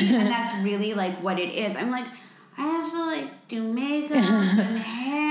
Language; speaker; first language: English; native; English